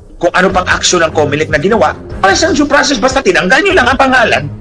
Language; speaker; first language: Filipino; non-native, local second language; Waray